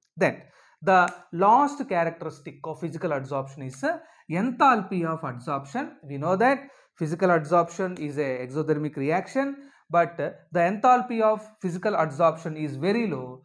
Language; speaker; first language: English; non-native, local second language; Telugu